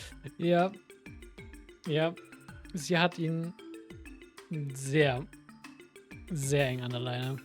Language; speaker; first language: German; native; German